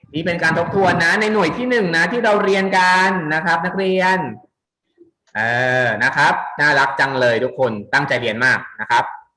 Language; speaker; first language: Thai; native; Thai